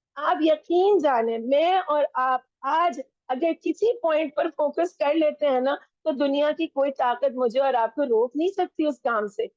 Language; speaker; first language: Urdu; non-native, local second language; Punjabi